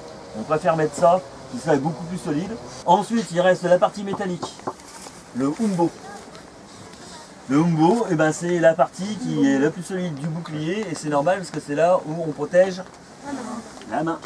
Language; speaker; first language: French; native; French